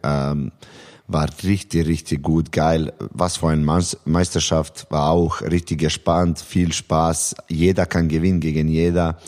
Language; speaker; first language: German; non-native, learner; Serbian